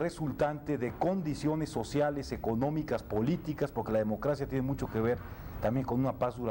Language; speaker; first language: Spanish; native; Spanish